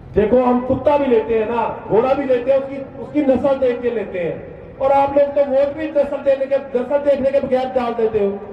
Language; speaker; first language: Hindi; non-native, local second language; Punjabi